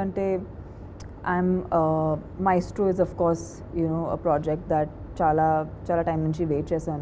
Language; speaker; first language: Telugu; non-native, fluent; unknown